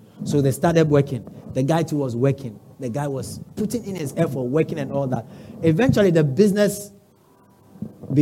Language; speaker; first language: English; non-native, local second language; Ga